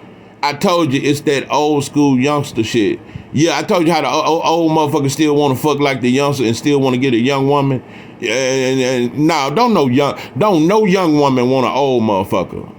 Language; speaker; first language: English; native; English